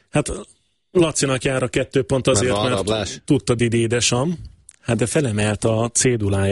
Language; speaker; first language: Hungarian; native; Hungarian